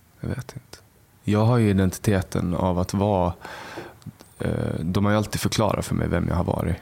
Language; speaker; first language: Swedish; native; Swedish